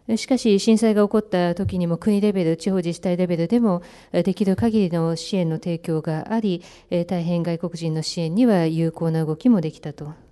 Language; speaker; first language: Japanese; native; Japanese